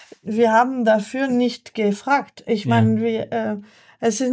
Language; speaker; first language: German; non-native, learner; French